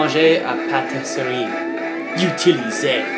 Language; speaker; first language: French; non-native, learner; English